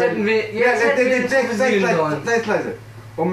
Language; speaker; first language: German; native; German